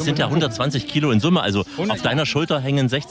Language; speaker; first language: German; native; German